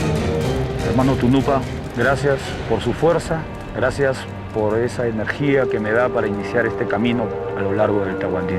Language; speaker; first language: Spanish; native; Spanish